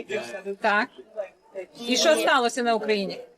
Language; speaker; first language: Ukrainian; early bilingual, heritage; Ukrainian